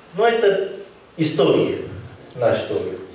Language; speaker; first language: Russian; non-native, learner; Japanese